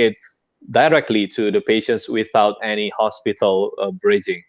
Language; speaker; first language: English; non-native, fluent; Indonesian